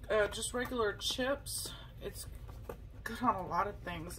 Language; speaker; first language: English; native; English